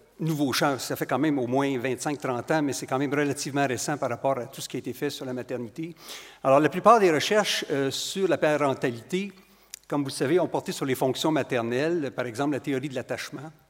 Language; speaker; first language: French; native; French